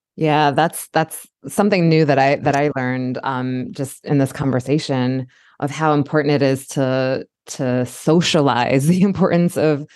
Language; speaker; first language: English; native; English